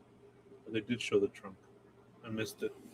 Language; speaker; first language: English; native; English